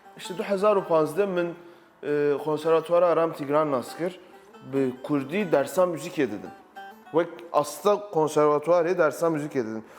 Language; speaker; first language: Kurdish; non-native, local second language; Turkish